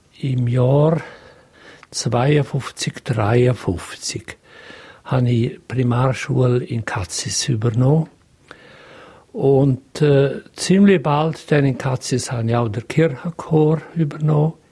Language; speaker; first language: German; non-native, local second language; Romansh